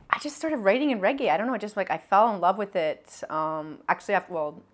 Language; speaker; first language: English; native; English